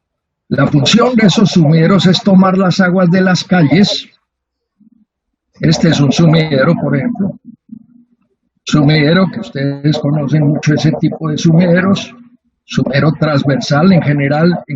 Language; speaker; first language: Spanish; native; Spanish